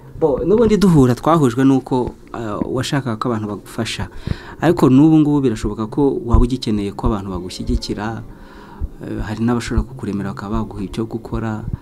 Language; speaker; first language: Kinyarwanda; native; Kinyarwanda